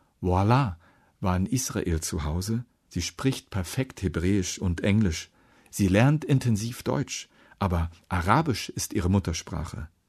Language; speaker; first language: German; native; German